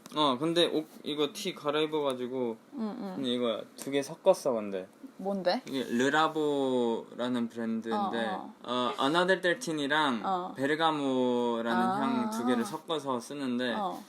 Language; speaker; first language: Korean; early bilingual, heritage; Korean